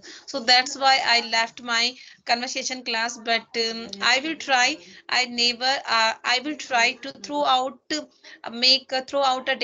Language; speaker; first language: English; non-native, learner; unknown